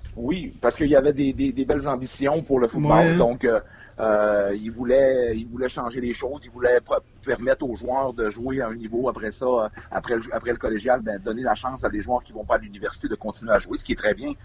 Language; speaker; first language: French; native; French